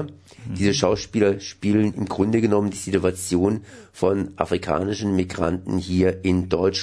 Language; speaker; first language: German; native; German